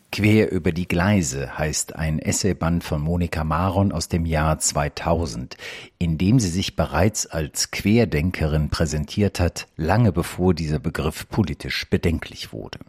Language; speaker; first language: German; native; German